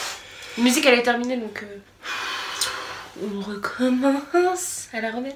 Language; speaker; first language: French; native; French